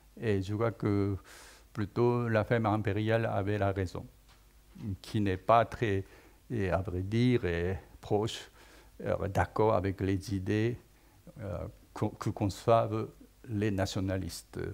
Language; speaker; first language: French; non-native, fluent; Japanese